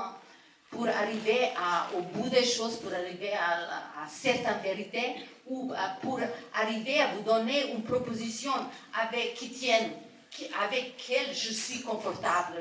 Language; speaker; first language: French; non-native, fluent; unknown